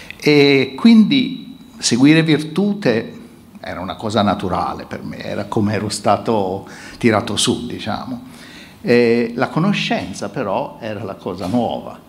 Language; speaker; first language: Italian; native; Italian